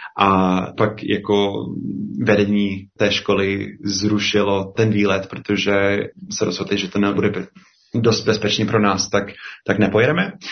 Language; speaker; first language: Czech; non-native, fluent; English